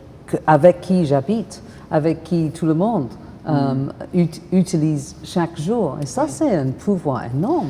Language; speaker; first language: French; non-native, fluent; English